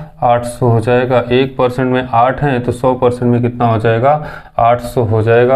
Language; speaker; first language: Hindi; native; Hindi